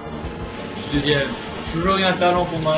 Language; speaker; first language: French; native; French